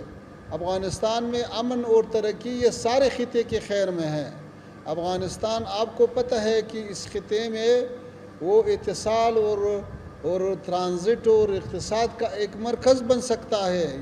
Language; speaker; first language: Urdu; non-native, fluent; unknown